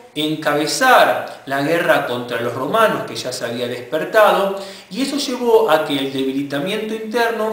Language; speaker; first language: Spanish; native; Spanish